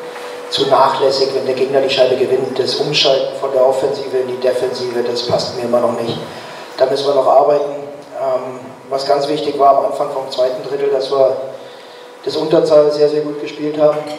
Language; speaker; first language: German; native; German